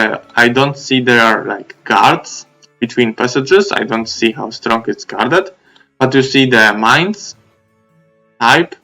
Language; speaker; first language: English; non-native, fluent; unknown